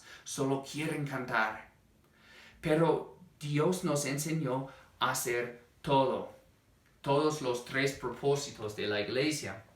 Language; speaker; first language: Spanish; non-native, fluent; English